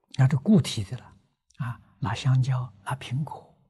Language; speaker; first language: Chinese; native; Chinese